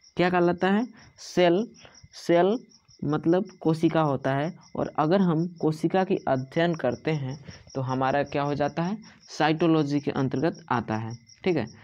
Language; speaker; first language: Hindi; native; Hindi